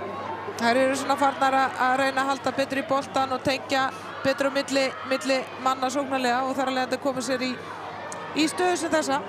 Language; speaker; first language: Icelandic; native; Icelandic